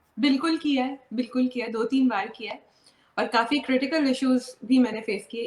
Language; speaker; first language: Urdu; native; Urdu